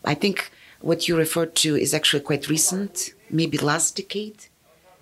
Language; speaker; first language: English; non-native, fluent; Yakut